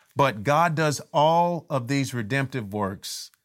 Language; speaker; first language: English; native; English